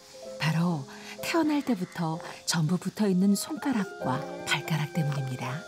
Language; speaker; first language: Korean; native; Korean